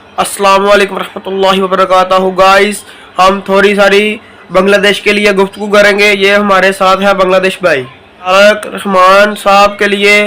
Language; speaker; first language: Hindi; non-native, learner; Bangla